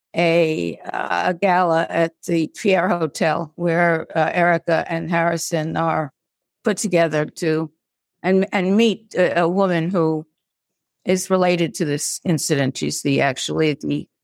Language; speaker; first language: English; native; English